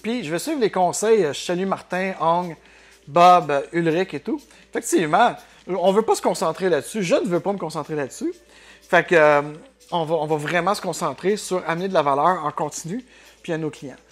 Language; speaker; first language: French; native; French